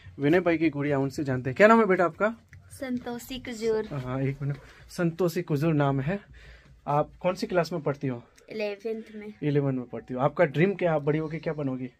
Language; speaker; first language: Hindi; non-native, local second language; Gujarati